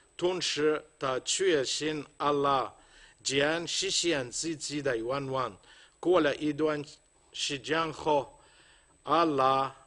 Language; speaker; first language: Chinese; non-native, fluent; Arabic